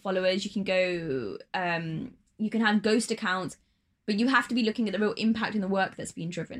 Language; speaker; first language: English; native; English